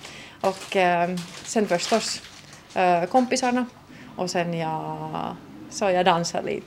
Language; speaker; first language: Swedish; non-native, local second language; Finnish